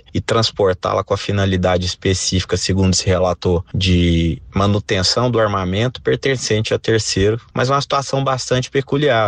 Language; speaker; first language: Portuguese; native; Portuguese